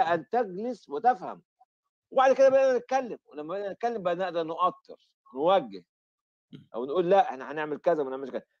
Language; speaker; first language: Arabic; native; Arabic